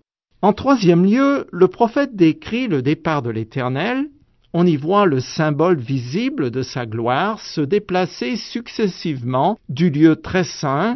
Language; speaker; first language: French; native; French